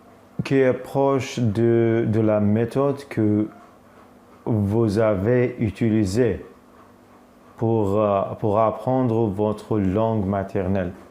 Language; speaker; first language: French; non-native, fluent; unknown